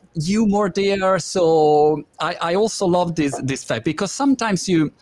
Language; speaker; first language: English; non-native, fluent; Italian